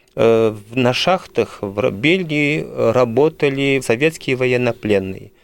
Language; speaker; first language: Russian; early bilingual, heritage; Russian